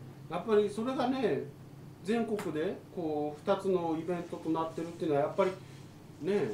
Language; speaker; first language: Japanese; native; Japanese